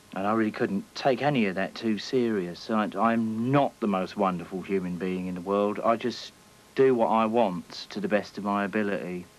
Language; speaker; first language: English; native; English